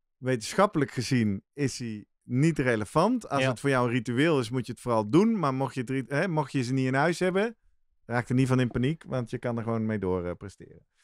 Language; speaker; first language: Dutch; native; Dutch